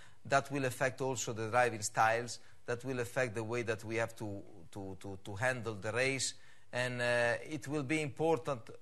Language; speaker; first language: English; non-native, fluent; Italian